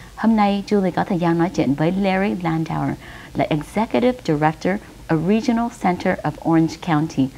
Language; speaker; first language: Vietnamese; early bilingual, heritage; Vietnamese